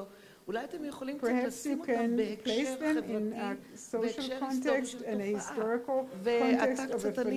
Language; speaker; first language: Hebrew; native; Hebrew